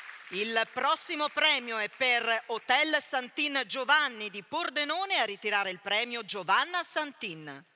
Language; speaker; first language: Italian; native; Italian